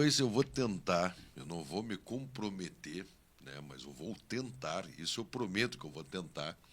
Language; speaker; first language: Portuguese; native; Portuguese